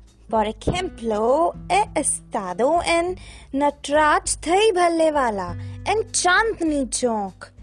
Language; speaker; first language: Spanish; non-native, learner; Hindi